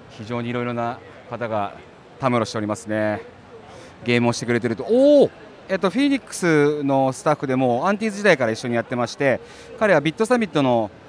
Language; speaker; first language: Japanese; native; Japanese